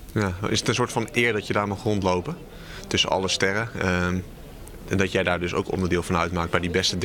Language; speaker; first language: Dutch; native; Dutch